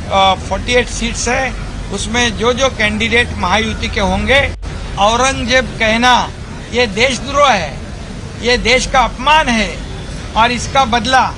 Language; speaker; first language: Hindi; non-native, local second language; Marathi